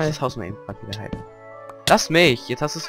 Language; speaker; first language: German; native; German